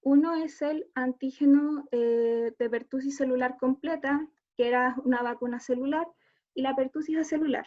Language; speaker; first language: Spanish; native; Spanish